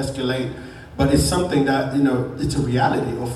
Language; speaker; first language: English; non-native, local second language; Shona